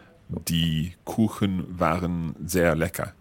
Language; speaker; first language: German; non-native, learner; English